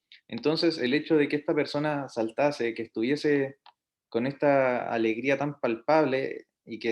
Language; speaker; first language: Spanish; native; Spanish